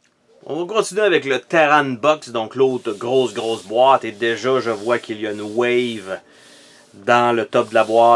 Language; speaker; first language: French; native; French